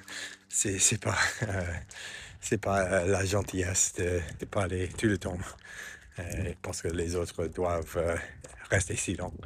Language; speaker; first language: French; non-native, fluent; English